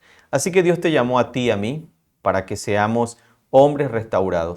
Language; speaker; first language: Spanish; native; Spanish